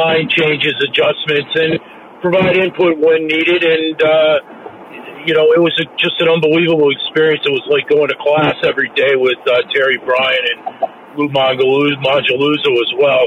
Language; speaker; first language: English; native; English